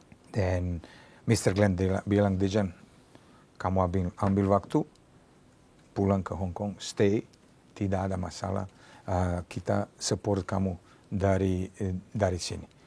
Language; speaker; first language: Indonesian; non-native, fluent; Serbian